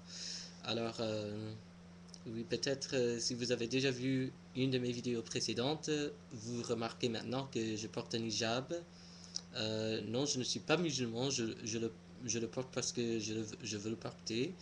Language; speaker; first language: French; non-native, fluent; English